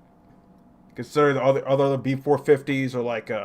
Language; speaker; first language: English; native; English